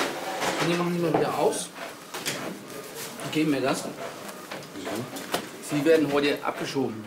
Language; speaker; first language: German; native; German